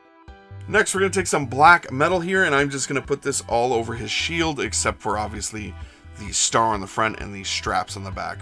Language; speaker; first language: English; native; English